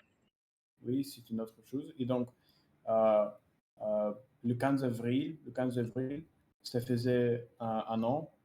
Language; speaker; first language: French; non-native, learner; Russian